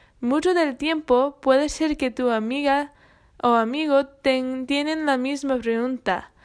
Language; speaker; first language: Spanish; non-native, fluent; English